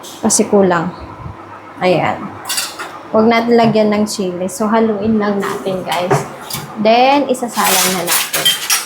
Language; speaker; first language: Filipino; non-native, local second language; Iloko